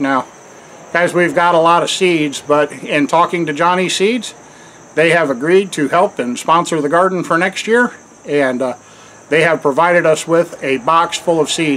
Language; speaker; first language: English; native; English